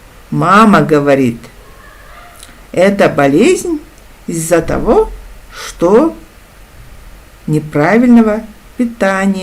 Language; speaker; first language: Russian; non-native, local second language; Kazakh